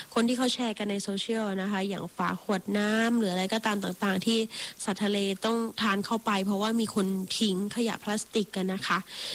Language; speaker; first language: Thai; native; Thai